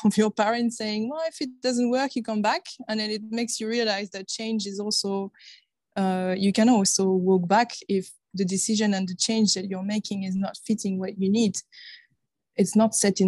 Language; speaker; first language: English; non-native, fluent; French